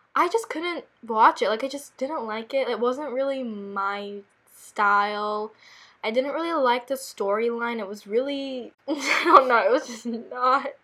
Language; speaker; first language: English; early bilingual, other home language; Korean